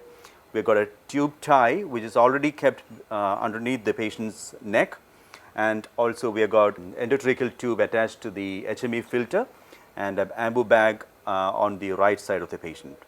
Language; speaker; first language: English; non-native, local second language; Malayalam